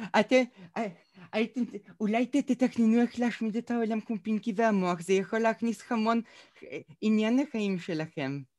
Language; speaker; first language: Hebrew; early bilingual, other home language; Russian